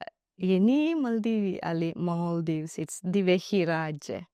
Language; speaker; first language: Slovenian; non-native, learner; Divehi